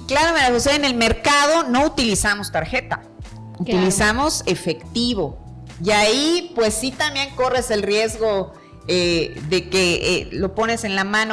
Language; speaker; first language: Spanish; native; Spanish